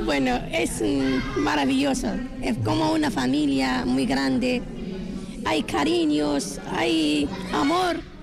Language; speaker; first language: Spanish; non-native, learner; Arabic